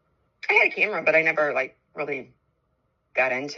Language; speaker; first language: English; native; English